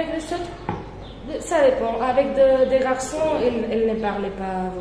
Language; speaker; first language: French; non-native, fluent; Spanish